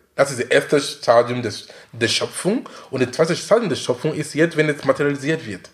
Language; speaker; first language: German; non-native, fluent; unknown